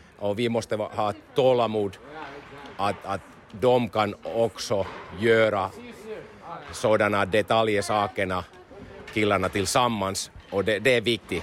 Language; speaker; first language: Swedish; non-native, learner; Finnish